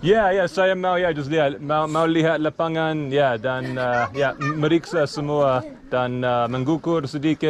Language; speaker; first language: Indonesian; non-native, learner; English